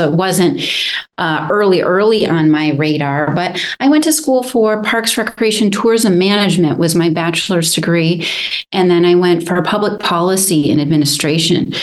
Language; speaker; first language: English; native; English